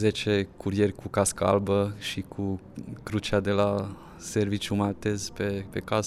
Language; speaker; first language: Romanian; non-native, local second language; Hungarian